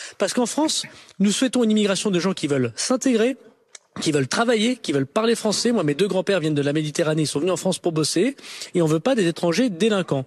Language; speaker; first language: French; native; French